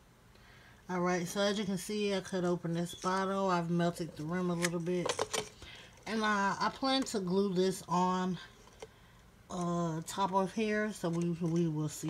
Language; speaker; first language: English; native; English